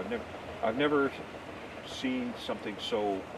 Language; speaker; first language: English; native; English